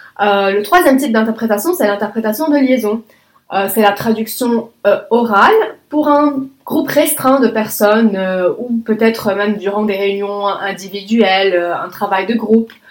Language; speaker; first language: French; non-native, local second language; Arabic